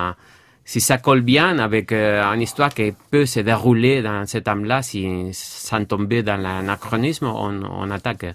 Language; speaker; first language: French; non-native, fluent; Spanish